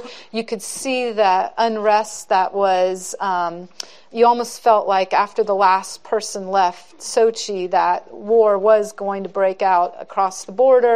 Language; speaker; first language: English; native; English